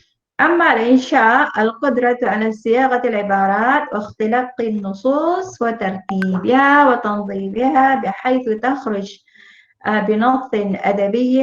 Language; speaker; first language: Arabic; non-native, fluent; Malay